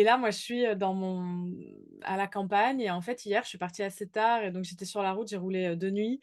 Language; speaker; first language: French; native; French